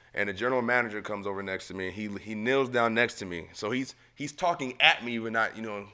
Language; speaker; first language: English; native; English